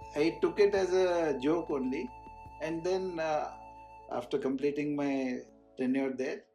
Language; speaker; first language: English; non-native, local second language; Hindi